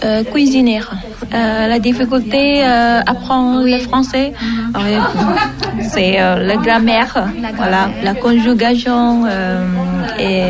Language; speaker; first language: French; non-native, learner; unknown